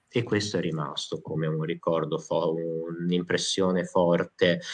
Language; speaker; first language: Italian; native; Italian